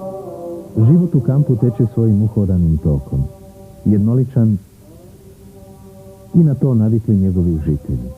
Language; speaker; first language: Bosnian; native; Bosnian